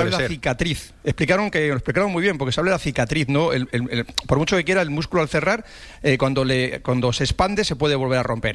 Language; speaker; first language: Spanish; native; Spanish